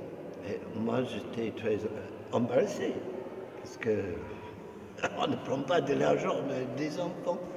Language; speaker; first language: French; non-native, fluent; English